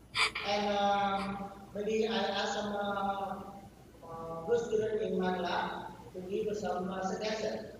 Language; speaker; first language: English; non-native, learner; Vietnamese